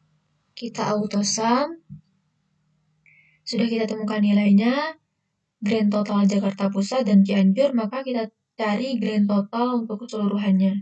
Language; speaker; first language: Indonesian; native; Indonesian